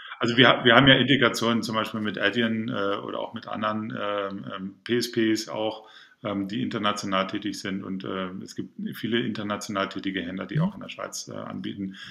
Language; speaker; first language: German; native; German